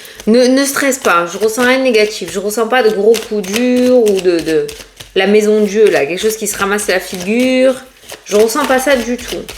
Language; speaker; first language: French; native; French